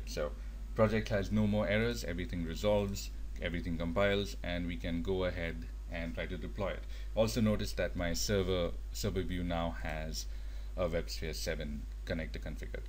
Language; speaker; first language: English; native; English